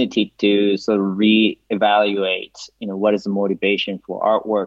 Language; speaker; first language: English; non-native, fluent; Japanese